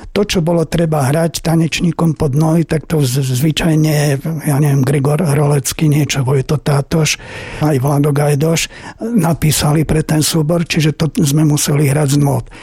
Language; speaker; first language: Slovak; native; Slovak